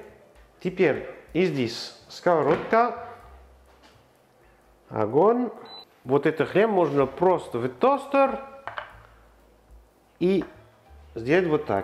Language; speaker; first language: Russian; non-native, learner; French